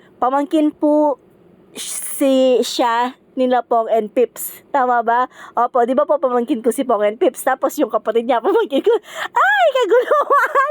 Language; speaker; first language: Filipino; non-native, local second language; Pampanga